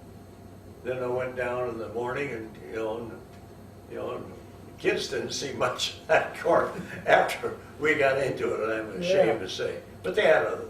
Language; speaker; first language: English; native; English